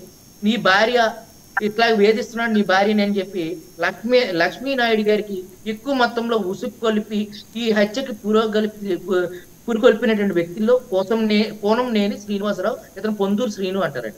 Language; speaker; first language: Telugu; native; Telugu